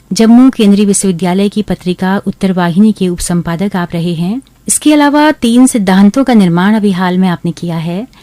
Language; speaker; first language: Hindi; native; Hindi